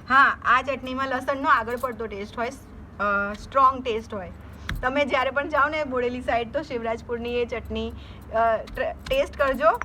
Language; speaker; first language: Gujarati; native; Gujarati